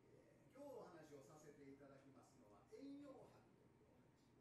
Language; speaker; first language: Japanese; native; Japanese